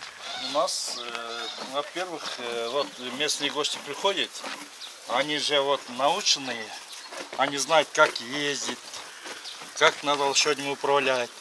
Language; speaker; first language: Russian; non-native, local second language; Kyrgyz